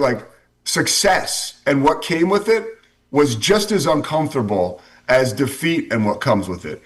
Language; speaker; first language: English; native; English